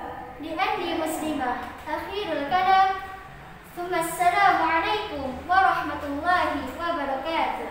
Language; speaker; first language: Arabic; non-native, learner; Indonesian